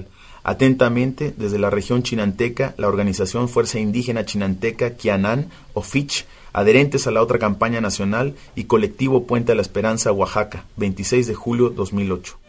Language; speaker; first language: Spanish; native; Spanish